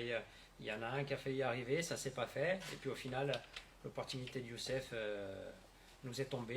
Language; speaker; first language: French; native; French